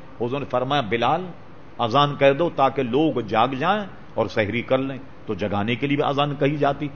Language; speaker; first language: Urdu; native; Urdu